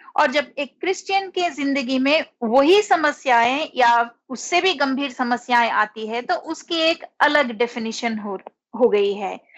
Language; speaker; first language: Hindi; non-native, local second language; Telugu